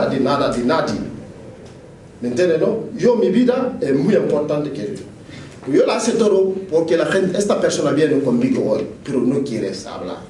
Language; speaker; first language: Spanish; non-native, learner; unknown